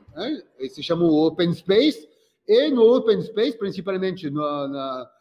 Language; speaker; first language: Portuguese; non-native, fluent; French